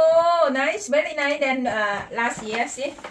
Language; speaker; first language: English; non-native, learner; Thai